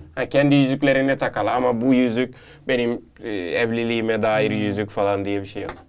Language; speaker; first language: Turkish; native; Turkish